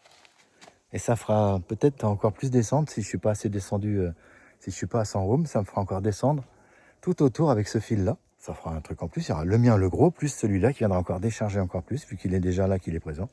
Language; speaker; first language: French; native; French